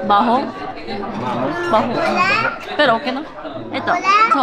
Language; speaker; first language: Filipino; non-native, learner; Japanese